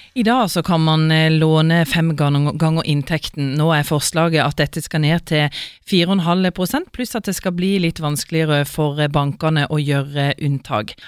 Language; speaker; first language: Norwegian; native; Norwegian